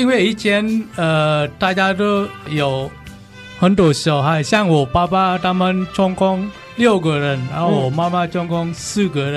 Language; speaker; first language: Chinese; non-native, learner; Balinese